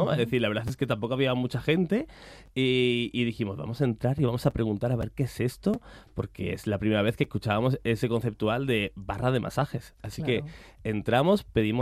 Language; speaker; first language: Spanish; native; Spanish